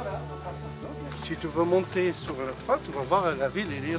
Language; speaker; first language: French; non-native, fluent; Arabic